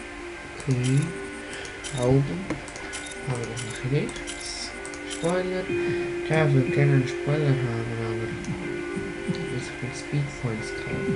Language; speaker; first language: German; non-native, learner; Spanish